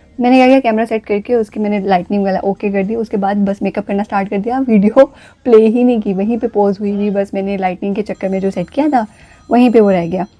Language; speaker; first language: Urdu; native; Urdu